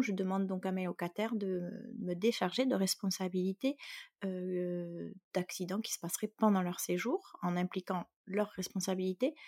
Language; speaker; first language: French; native; French